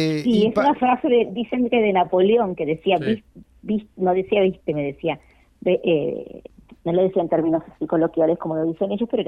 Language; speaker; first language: Spanish; native; Spanish